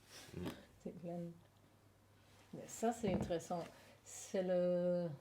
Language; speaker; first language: French; non-native, learner; English